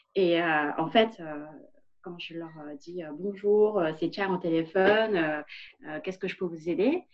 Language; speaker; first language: French; non-native, fluent; Vietnamese